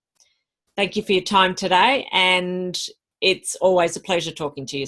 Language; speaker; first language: English; native; English